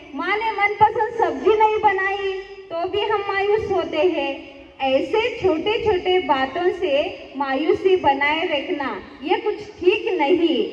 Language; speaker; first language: Hindi; non-native, local second language; Marathi